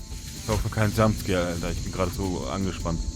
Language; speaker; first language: German; native; German